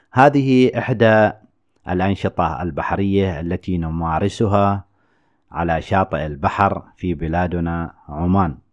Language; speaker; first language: Arabic; native; Arabic